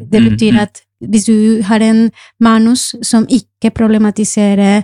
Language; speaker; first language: Norwegian; non-native, fluent; Spanish